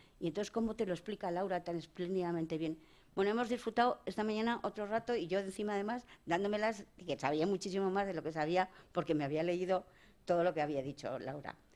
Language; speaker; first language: Spanish; native; Spanish